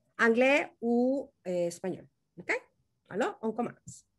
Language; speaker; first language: French; non-native, learner; Spanish